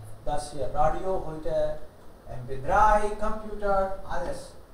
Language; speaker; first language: German; non-native, learner; Hindi